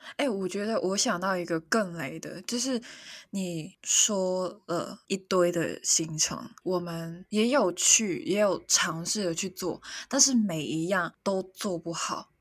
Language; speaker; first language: Chinese; non-native, local second language; Cantonese